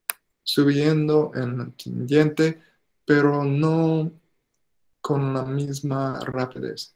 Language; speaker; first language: Spanish; non-native, fluent; English